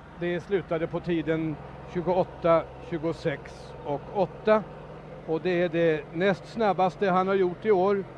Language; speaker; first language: Swedish; native; Swedish